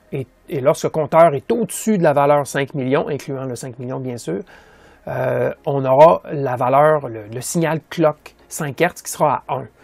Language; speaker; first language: French; native; French